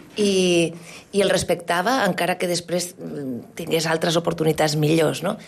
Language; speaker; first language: Catalan; non-native, local second language; Spanish